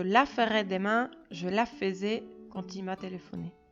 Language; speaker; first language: French; non-native, fluent; Spanish